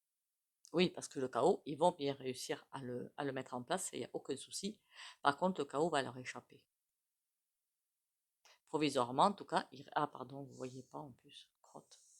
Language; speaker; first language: French; native; French